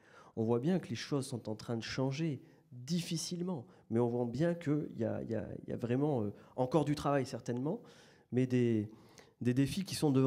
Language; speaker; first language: French; native; French